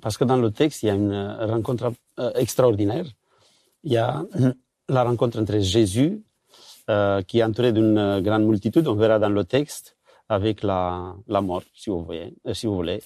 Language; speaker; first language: French; non-native, fluent; Romanian